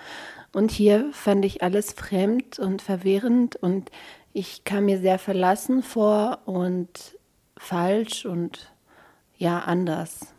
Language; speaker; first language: German; early bilingual, other home language; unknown